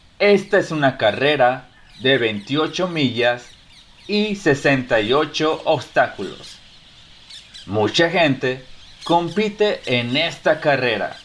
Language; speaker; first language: Spanish; early bilingual, heritage; Spanish